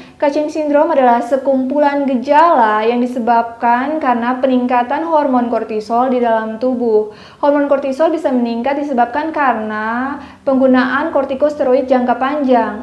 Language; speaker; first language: Indonesian; native; Indonesian